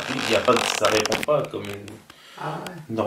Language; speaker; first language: French; native; French